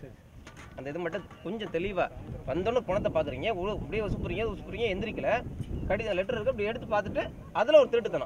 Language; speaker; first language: Tamil; native; Tamil